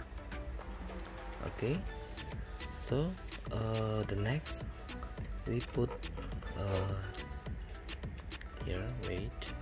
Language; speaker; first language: English; non-native, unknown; Indonesian